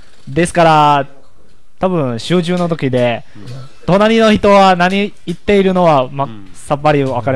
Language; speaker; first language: Japanese; non-native, learner; Chinese